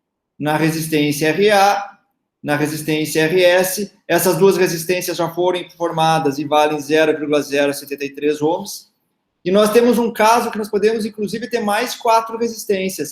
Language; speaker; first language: Portuguese; native; Portuguese